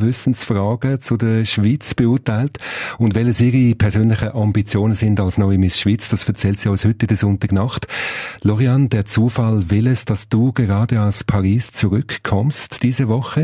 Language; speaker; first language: German; native; German